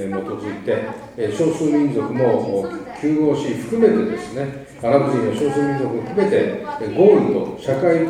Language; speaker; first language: Japanese; native; Japanese